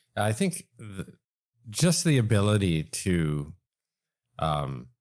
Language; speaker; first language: English; native; English